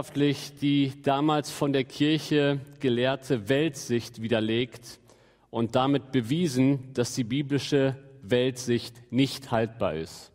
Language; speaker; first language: German; native; German